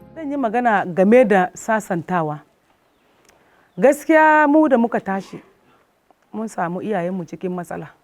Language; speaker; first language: Hausa; native; Hausa